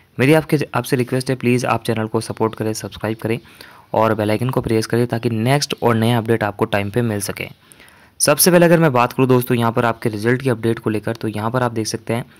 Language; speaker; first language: Hindi; native; Hindi